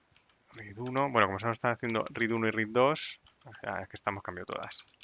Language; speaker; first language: Spanish; native; Spanish